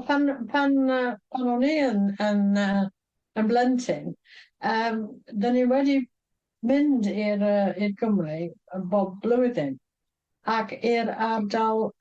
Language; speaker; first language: Welsh; non-native, fluent; English